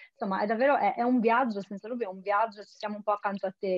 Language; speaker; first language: Italian; native; Italian